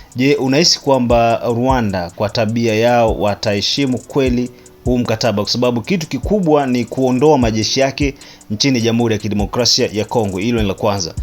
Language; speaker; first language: Swahili; native; Swahili